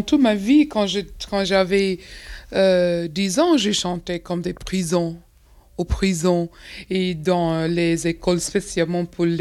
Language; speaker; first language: French; non-native, fluent; English